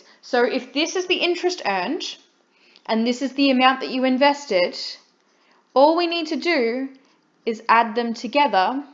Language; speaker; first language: English; native; English